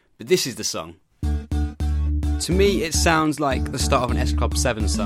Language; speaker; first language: English; native; English